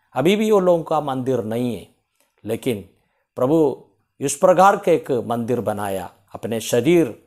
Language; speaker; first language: Hindi; non-native, local second language; Malayalam